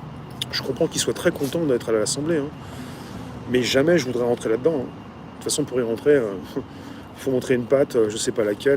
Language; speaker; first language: French; native; French